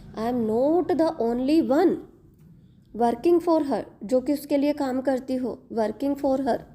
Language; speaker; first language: Hindi; native; Hindi